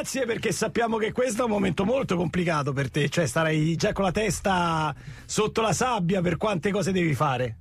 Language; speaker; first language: Italian; native; Italian